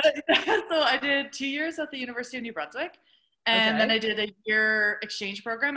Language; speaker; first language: English; native; English